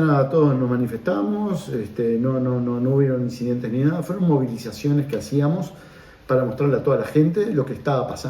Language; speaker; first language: Spanish; native; Spanish